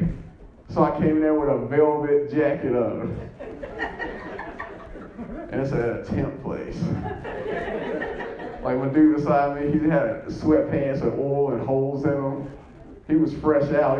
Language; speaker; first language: English; native; English